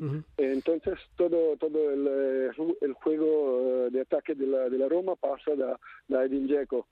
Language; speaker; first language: Spanish; non-native, fluent; Italian